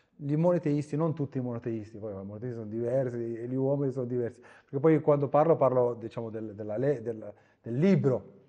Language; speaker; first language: Italian; non-native, fluent; Arabic